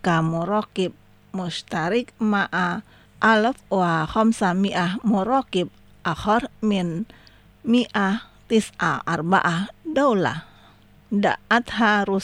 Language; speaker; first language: Arabic; non-native, fluent; Indonesian